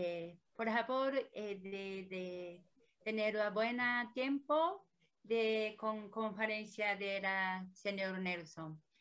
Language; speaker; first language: Spanish; non-native, learner; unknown